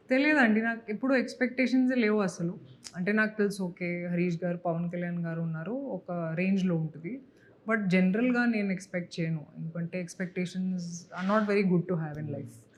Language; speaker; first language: Telugu; non-native, local second language; Hindi